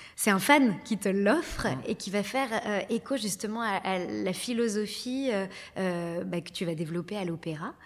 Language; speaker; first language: French; native; French